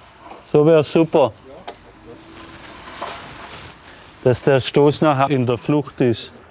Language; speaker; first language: German; native; German